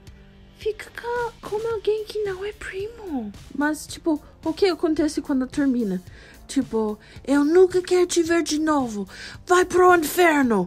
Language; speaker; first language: Portuguese; non-native, learner; English